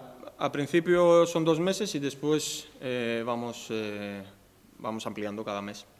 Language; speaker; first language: Spanish; non-native, fluent; Greek